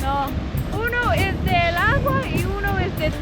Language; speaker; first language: Spanish; non-native, learner; English